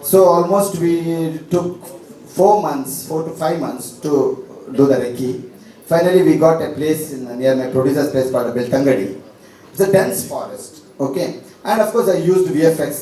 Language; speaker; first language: English; non-native, local second language; Kannada